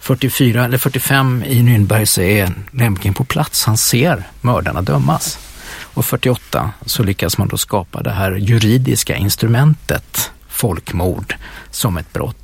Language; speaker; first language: Swedish; native; Swedish